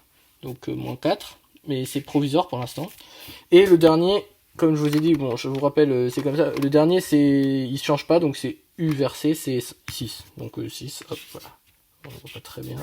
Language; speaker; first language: French; native; French